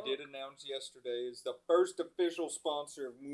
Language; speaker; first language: English; native; English